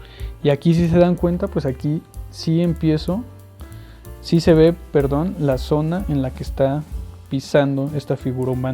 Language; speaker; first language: Spanish; native; Spanish